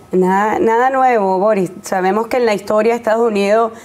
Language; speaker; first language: Spanish; native; Spanish